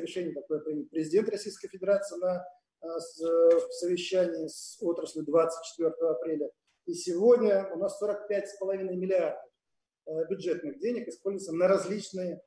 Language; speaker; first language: Russian; native; Russian